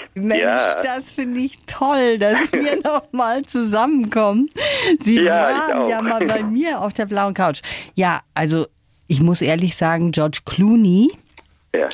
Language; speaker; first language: German; native; German